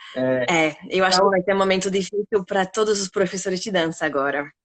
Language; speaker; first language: Portuguese; non-native, fluent; English